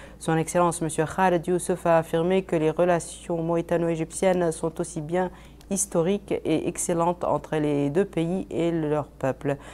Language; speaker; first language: French; non-native, local second language; Arabic